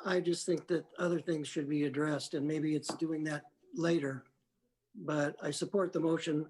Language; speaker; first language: English; native; English